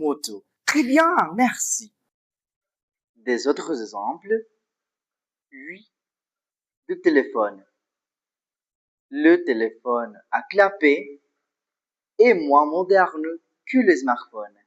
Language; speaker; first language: French; non-native, fluent; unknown